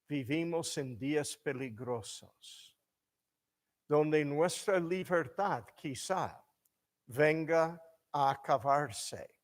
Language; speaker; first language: Spanish; non-native, fluent; English